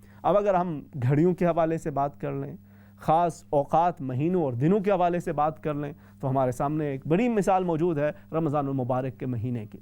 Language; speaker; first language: Urdu; native; Urdu